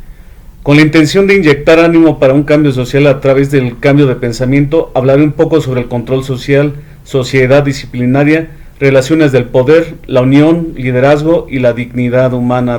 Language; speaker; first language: Spanish; native; Spanish